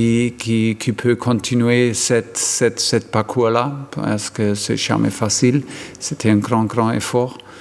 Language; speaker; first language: French; non-native, fluent; German